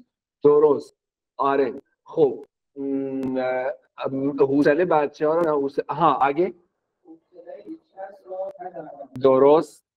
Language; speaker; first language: Persian; non-native, fluent; Urdu